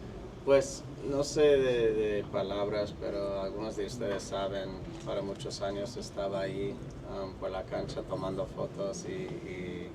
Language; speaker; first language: Spanish; non-native, fluent; English